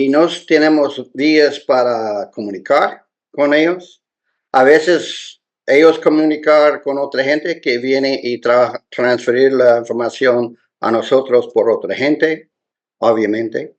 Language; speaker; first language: Spanish; non-native, learner; English